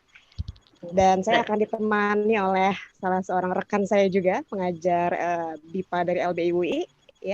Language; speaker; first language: Indonesian; native; Indonesian